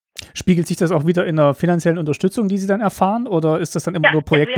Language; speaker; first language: German; native; German